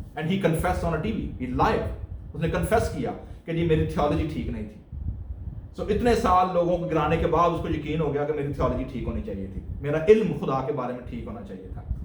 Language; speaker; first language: Urdu; non-native, local second language; Punjabi